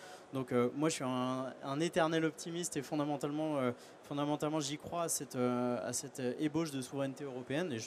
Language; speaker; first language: French; native; French